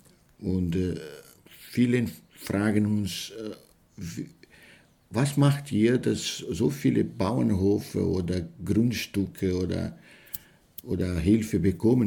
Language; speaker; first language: German; non-native, learner; Portuguese